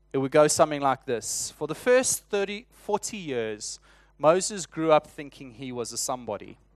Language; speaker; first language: English; native; English